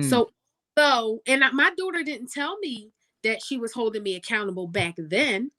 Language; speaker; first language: English; native; English